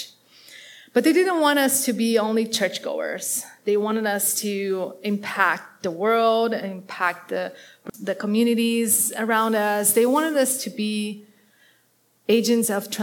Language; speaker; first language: English; non-native, fluent; Portuguese